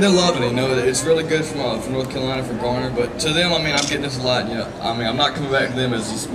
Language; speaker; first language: English; native; English